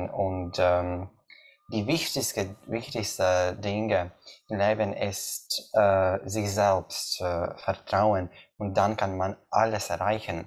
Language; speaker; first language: German; non-native, learner; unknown